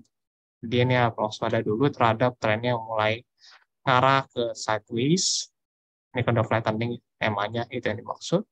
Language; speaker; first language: Indonesian; native; Indonesian